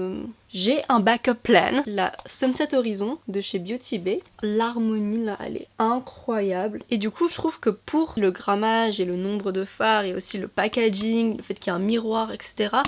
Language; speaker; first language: French; native; French